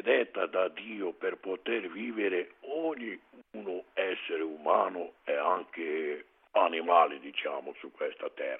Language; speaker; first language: Italian; non-native, learner; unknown